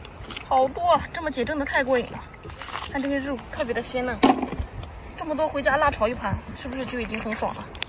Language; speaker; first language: Chinese; native; Chinese